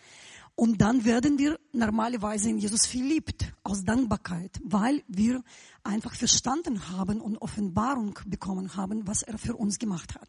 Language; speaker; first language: German; non-native, fluent; Russian